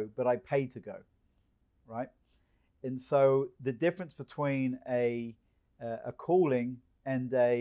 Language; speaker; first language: English; native; English